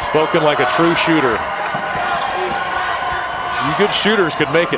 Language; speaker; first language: English; native; English